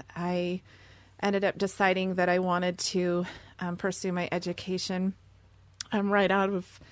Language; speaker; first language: English; native; English